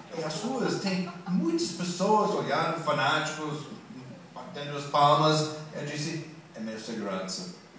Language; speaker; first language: Portuguese; non-native, learner; English